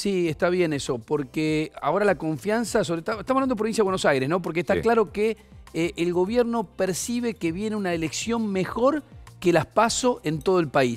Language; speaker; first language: Spanish; native; Spanish